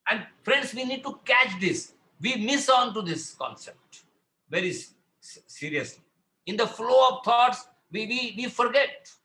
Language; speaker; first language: English; non-native, local second language; Marathi